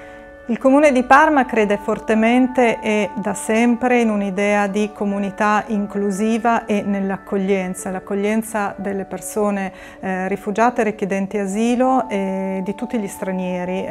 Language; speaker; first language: Italian; native; Italian